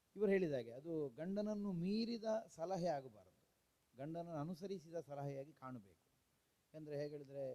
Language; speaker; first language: Kannada; native; Kannada